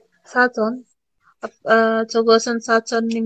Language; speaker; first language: Korean; non-native, learner; Indonesian